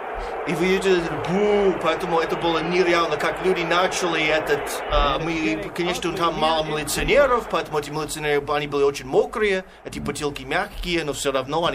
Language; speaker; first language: Russian; non-native, fluent; English